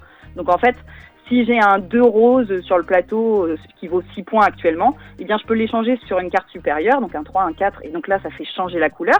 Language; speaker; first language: French; native; French